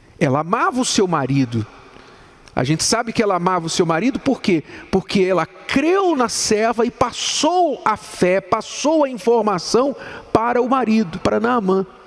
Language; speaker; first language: Portuguese; native; Portuguese